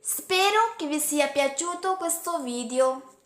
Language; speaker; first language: Italian; non-native, learner; Hindi